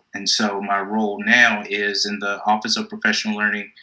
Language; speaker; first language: English; native; English